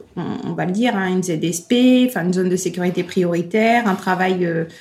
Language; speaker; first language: French; native; French